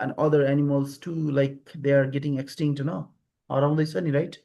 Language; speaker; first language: English; non-native, fluent; Nepali